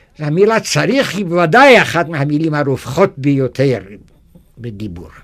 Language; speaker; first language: Hebrew; non-native, fluent; German